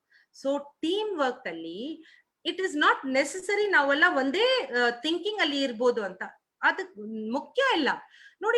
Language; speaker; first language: Kannada; non-native, learner; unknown